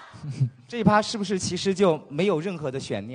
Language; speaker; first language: Chinese; native; Chinese